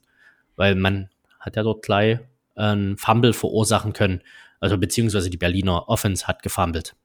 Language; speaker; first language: German; native; German